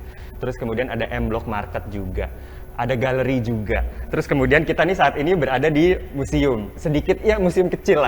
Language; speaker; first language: Indonesian; native; Indonesian